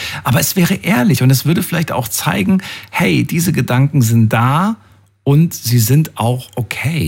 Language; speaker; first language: German; native; German